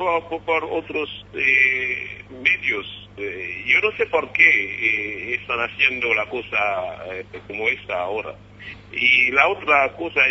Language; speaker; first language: Spanish; non-native, fluent; Haitian Creole